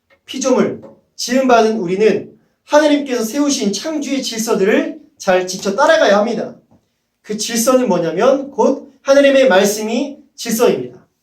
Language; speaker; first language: Korean; native; Korean